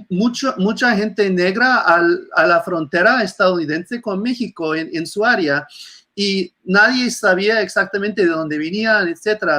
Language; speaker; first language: Spanish; non-native, fluent; English